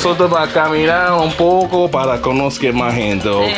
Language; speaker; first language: Spanish; non-native, learner; English